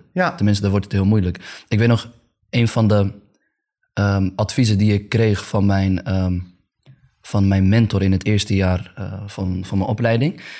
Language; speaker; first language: Dutch; early bilingual, other home language; Arabic